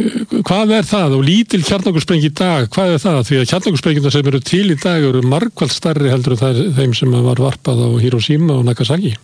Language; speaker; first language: Icelandic; native; Icelandic